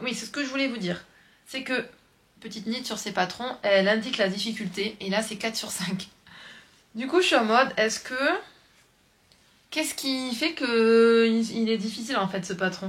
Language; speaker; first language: French; native; French